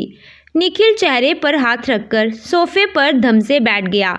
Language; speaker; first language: Hindi; native; Hindi